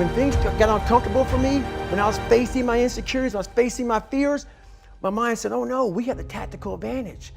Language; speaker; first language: English; native; English